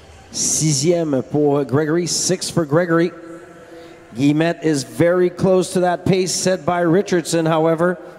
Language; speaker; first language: French; native; French